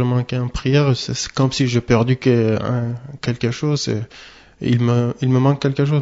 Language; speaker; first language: French; non-native, learner; Arabic